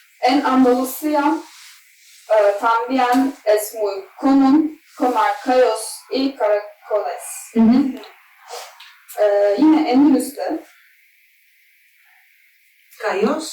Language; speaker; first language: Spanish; non-native, learner; Turkish